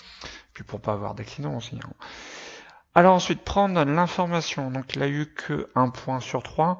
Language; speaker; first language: French; native; French